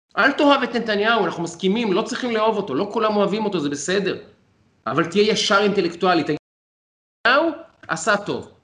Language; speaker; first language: Hebrew; native; Hebrew